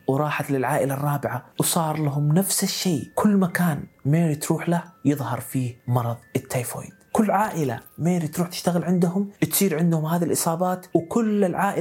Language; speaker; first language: Arabic; native; Arabic